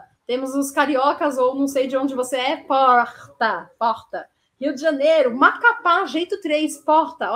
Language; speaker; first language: Portuguese; native; Portuguese